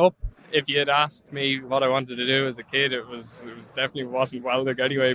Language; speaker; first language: English; native; English